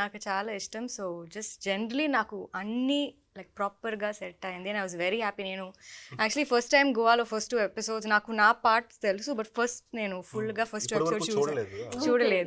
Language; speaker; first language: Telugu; non-native, fluent; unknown